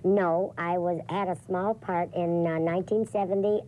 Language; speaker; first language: English; native; English